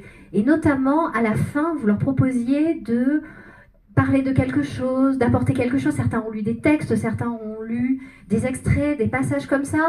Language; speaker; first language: French; native; French